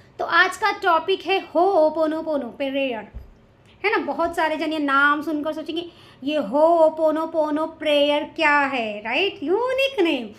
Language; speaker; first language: Hindi; native; Hindi